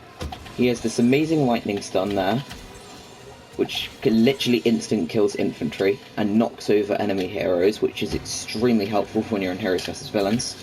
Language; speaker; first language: English; native; English